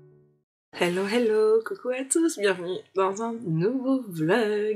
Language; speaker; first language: French; native; French